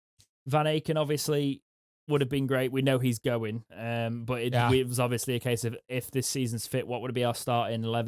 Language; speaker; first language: English; native; English